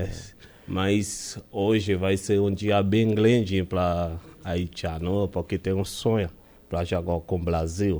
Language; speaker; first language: Portuguese; non-native, learner; Haitian Creole